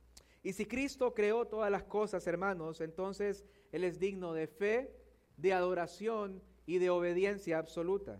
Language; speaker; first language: Spanish; native; Spanish